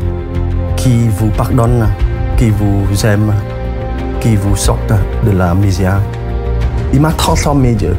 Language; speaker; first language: French; non-native, learner; Khmer